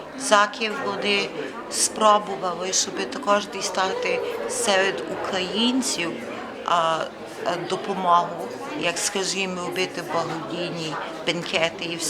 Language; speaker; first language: Ukrainian; early bilingual, heritage; Ukrainian